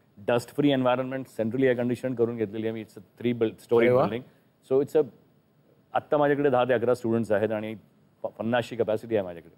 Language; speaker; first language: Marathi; native; Marathi